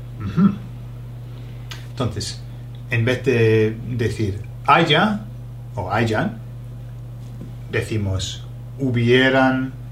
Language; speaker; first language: Spanish; non-native, learner; English